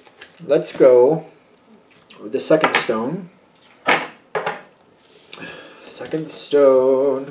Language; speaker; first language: English; native; English